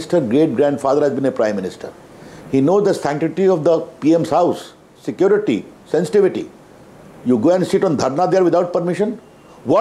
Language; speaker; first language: English; non-native, local second language; Hindi